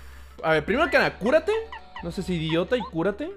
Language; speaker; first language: Spanish; native; Spanish